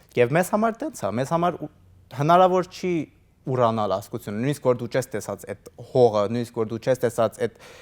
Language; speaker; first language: Armenian; early bilingual, heritage; Armenian